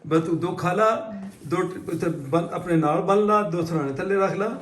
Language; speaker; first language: Urdu; non-native, local second language; Punjabi